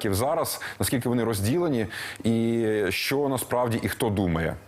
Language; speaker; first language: Ukrainian; native; Ukrainian